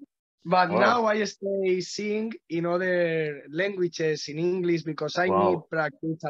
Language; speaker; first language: English; non-native, learner; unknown